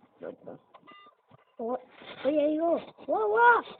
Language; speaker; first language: Polish; native; Polish